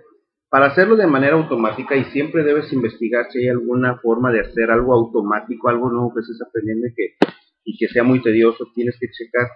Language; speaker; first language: Spanish; native; Spanish